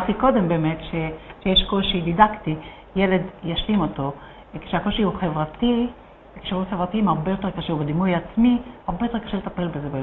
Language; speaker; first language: Hebrew; native; Hebrew